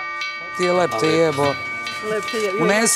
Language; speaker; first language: Serbian; native; Serbian